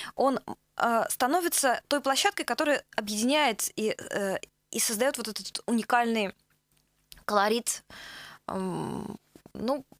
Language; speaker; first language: Russian; native; Russian